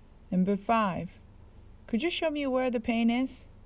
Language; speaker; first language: English; non-native, fluent; Japanese